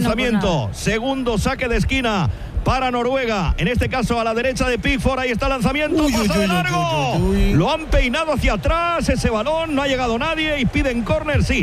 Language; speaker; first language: Spanish; native; Spanish